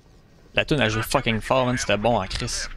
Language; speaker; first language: French; native; French